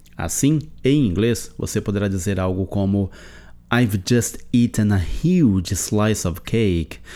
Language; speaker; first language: Portuguese; native; Portuguese